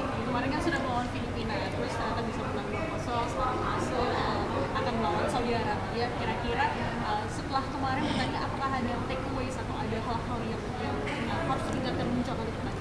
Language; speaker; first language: Indonesian; native; Indonesian